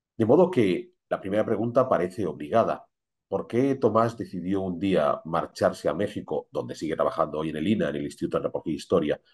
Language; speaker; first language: Spanish; native; Spanish